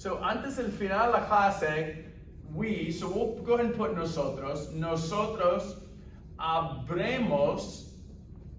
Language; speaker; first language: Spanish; non-native, fluent; English